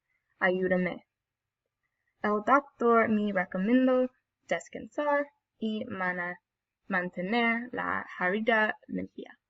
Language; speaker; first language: Spanish; non-native, learner; English